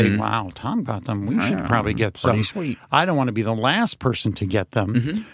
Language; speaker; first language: English; native; English